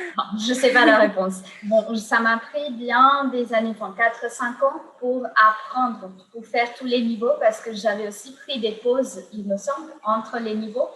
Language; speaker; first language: French; non-native, fluent; Gujarati